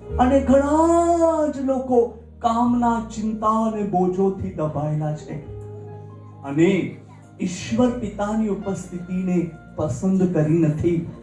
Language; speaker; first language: Gujarati; non-native, local second language; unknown